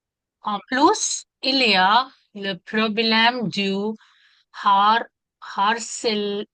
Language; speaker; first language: French; non-native, learner; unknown